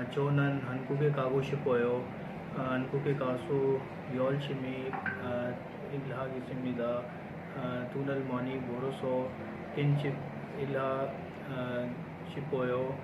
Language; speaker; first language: Korean; non-native, learner; Urdu